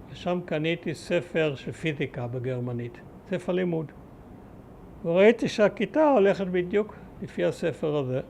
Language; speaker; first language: Hebrew; early bilingual, other home language; German